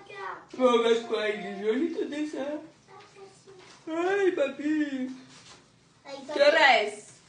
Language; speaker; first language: French; native; French